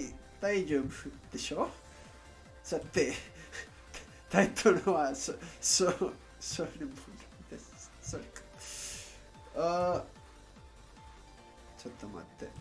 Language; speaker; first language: Japanese; non-native, learner; English